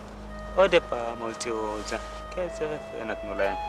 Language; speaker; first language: Hebrew; non-native, learner; Amharic